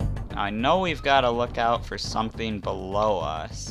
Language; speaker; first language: English; native; English